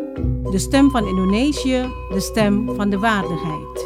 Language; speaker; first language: Dutch; non-native, fluent; Indonesian